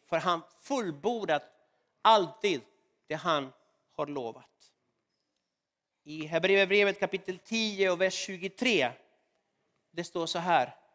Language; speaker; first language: Swedish; non-native, fluent; Spanish